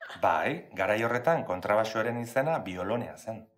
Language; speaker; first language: Basque; native; Basque